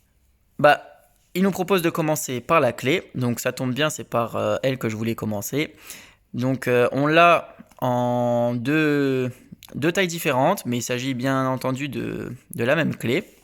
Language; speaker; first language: French; native; French